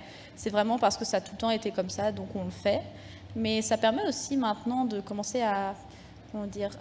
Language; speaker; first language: French; native; French